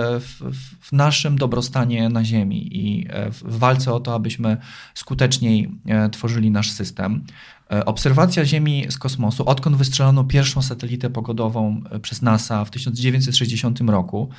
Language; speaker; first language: Polish; native; Polish